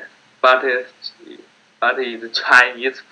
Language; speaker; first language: English; non-native, learner; Chinese